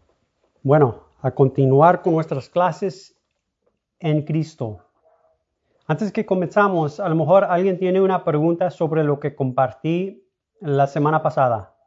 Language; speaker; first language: Spanish; early bilingual, heritage; Spanish